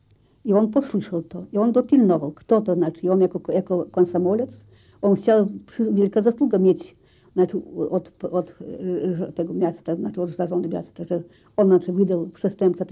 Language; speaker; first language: Polish; early bilingual, heritage; Polish